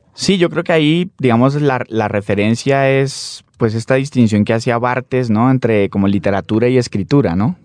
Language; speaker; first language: Spanish; native; Spanish